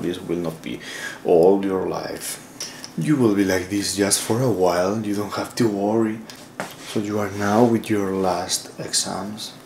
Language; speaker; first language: English; non-native, learner; Spanish